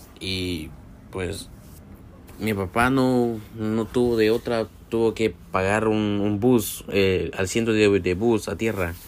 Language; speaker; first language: Spanish; native; Spanish